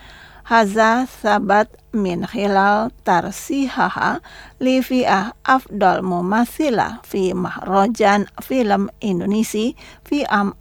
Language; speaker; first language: Arabic; non-native, learner; Indonesian